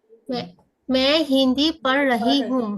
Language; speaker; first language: Hindi; non-native, learner; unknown